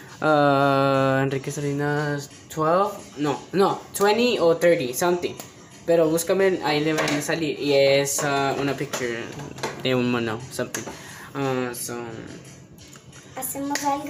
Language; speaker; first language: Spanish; early bilingual, heritage; Spanish